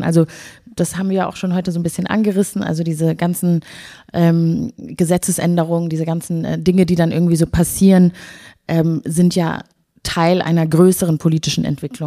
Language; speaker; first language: German; native; German